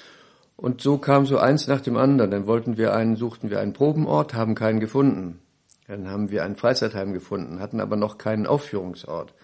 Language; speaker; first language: German; native; German